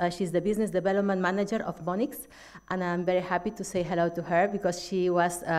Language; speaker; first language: English; non-native, fluent; Catalan